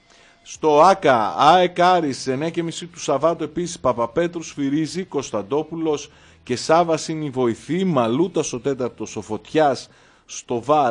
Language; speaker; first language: Greek; native; Greek